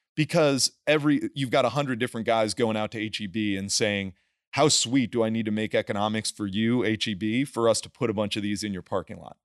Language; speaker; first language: English; native; English